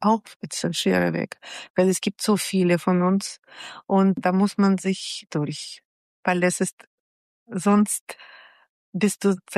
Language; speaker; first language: German; non-native, fluent; Russian